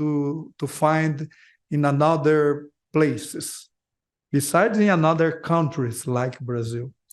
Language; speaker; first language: English; non-native, learner; Portuguese